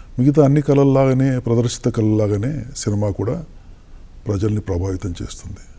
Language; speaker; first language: Telugu; native; Telugu